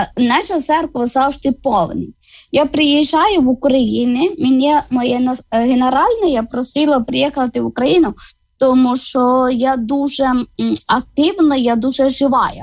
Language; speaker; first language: Ukrainian; non-native, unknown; Malayalam